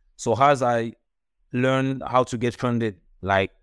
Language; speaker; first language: English; non-native, local second language; French